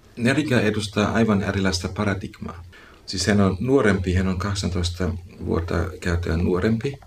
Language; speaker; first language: Finnish; non-native, fluent; German